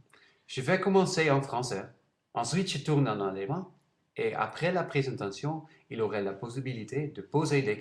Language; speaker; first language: French; non-native, learner; Dutch